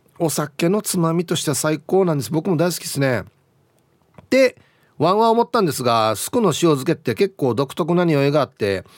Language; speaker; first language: Japanese; native; Japanese